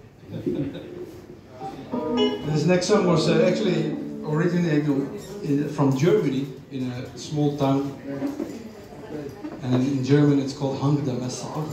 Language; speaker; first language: English; non-native, fluent; Dutch